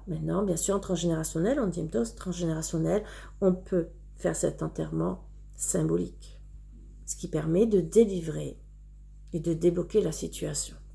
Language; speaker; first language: French; native; French